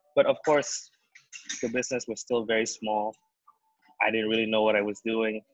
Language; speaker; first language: English; non-native, fluent; Indonesian